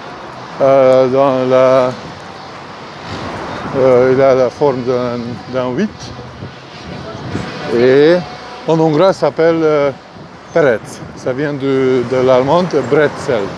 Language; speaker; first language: French; non-native, fluent; Hungarian